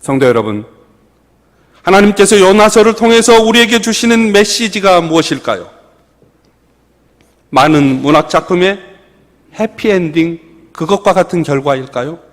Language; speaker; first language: Korean; native; Korean